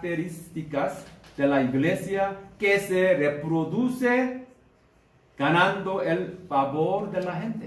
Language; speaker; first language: Spanish; non-native, learner; Korean